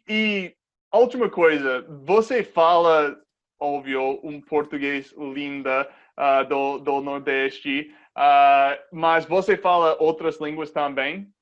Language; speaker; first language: Portuguese; non-native, fluent; English